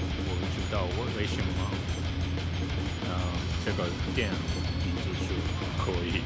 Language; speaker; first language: Chinese; non-native, learner; Japanese